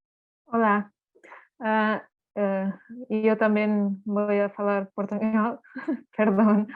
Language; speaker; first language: Spanish; non-native, learner; Portuguese